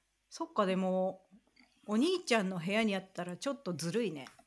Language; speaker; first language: Japanese; native; Japanese